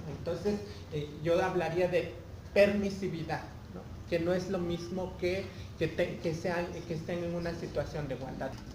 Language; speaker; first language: Spanish; non-native, local second language; Nahuatl languages